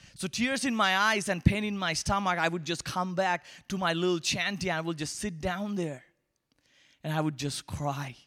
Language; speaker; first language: English; non-native, local second language; Bangla